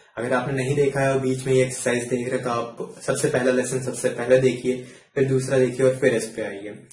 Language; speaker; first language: Hindi; native; Hindi